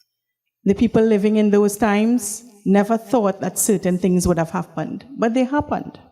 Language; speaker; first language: English; native; English